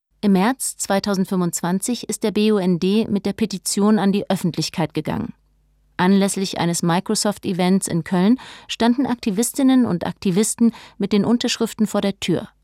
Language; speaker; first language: German; native; German